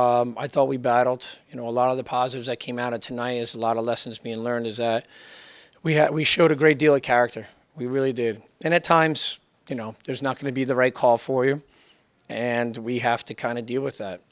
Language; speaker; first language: English; native; English